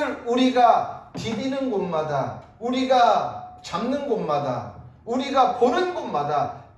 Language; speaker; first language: Korean; native; Korean